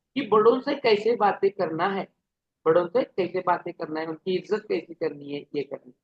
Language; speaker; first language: Hindi; non-native, local second language; Marathi